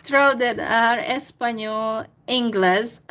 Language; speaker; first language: Spanish; non-native, learner; Hungarian